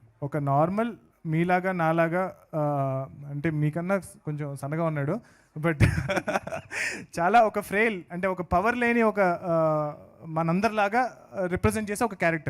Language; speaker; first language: Telugu; native; Telugu